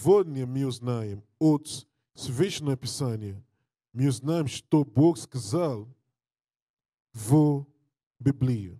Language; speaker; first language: Russian; non-native, learner; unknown